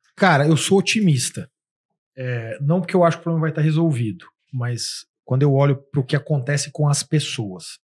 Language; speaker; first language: Portuguese; native; Portuguese